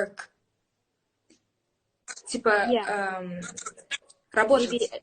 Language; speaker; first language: Russian; early bilingual, heritage; English